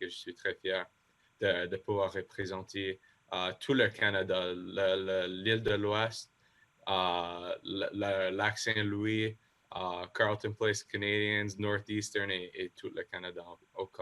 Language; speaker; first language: French; non-native, local second language; English